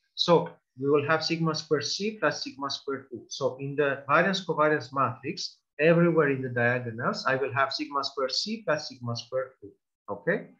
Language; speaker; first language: English; non-native, fluent; Armenian